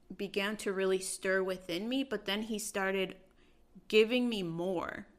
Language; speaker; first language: English; early bilingual, other home language; Spanish